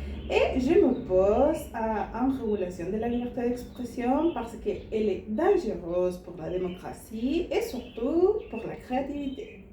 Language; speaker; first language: French; non-native, learner; Spanish